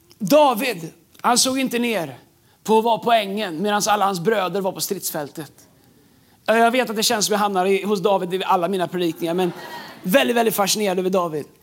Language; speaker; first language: Swedish; native; Swedish